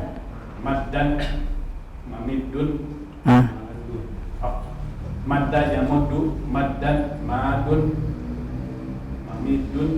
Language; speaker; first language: Arabic; non-native, learner; Indonesian